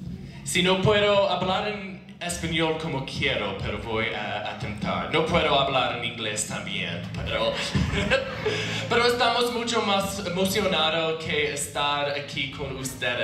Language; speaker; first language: Spanish; non-native, learner; English